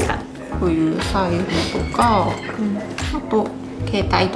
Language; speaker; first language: Japanese; native; Japanese